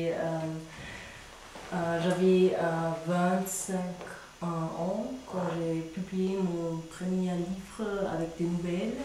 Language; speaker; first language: French; non-native, fluent; German